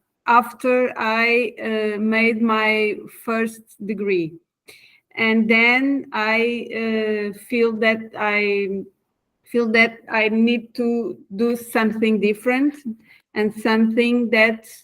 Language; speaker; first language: English; non-native, learner; Portuguese